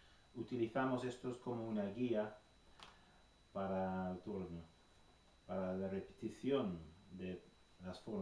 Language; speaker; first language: Spanish; non-native, learner; English